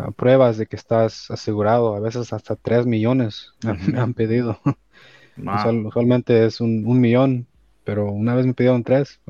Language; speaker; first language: Spanish; early bilingual, heritage; Spanish